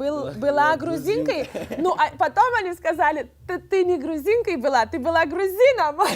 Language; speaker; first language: Russian; non-native, fluent; Lithuanian